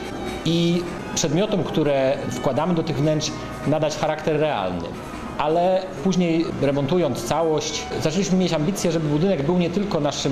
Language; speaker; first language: Polish; native; Polish